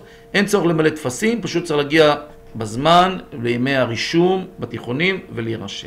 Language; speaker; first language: Hebrew; native; Hebrew